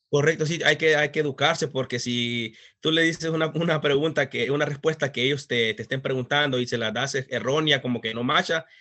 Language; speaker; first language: Spanish; native; Spanish